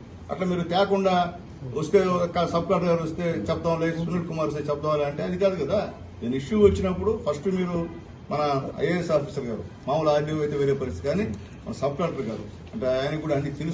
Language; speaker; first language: Telugu; native; Telugu